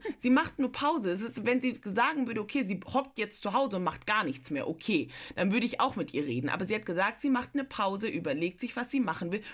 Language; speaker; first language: German; early bilingual, other home language; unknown